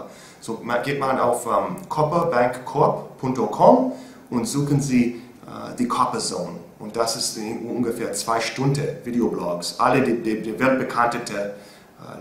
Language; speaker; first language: German; non-native, learner; English